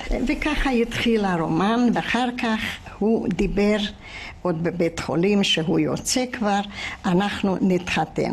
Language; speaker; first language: Hebrew; non-native, fluent; Hungarian